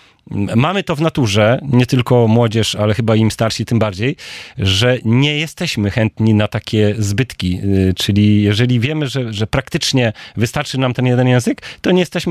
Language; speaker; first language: Polish; native; Polish